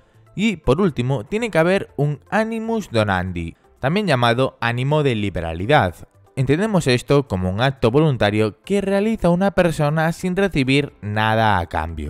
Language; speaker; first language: Spanish; native; Spanish